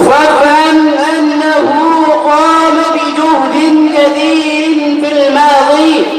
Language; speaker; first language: Arabic; non-native, learner; Urdu